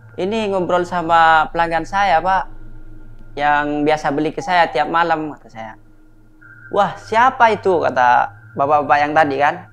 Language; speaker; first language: Indonesian; native; Indonesian